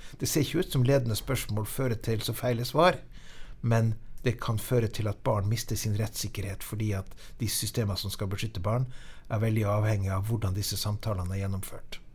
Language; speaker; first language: Norwegian; native; Norwegian